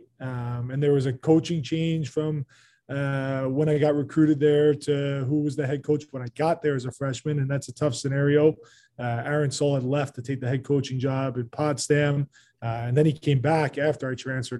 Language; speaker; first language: English; native; English